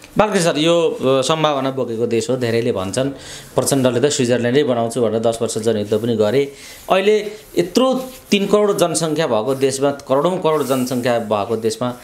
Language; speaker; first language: Nepali; native; Nepali